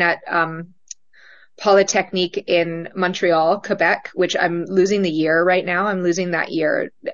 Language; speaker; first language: English; native; English